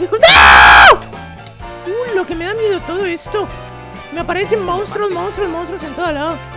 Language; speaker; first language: Spanish; native; Spanish